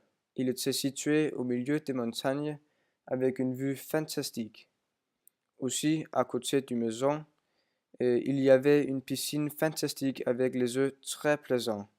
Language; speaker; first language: French; non-native, learner; Danish